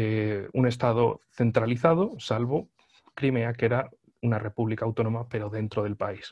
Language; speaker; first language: Spanish; native; Spanish